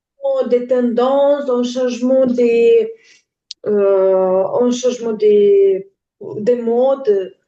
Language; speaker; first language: French; non-native, learner; Ukrainian